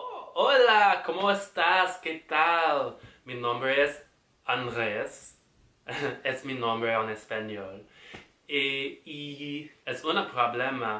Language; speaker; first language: Spanish; non-native, learner; English